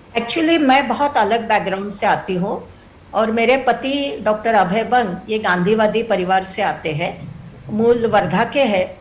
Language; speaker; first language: Hindi; non-native, local second language; Telugu